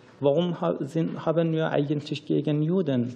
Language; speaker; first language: German; non-native, learner; Persian